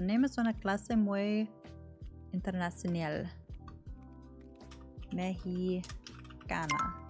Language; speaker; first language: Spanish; non-native, learner; English